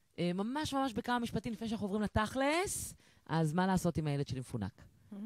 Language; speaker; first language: Hebrew; native; Hebrew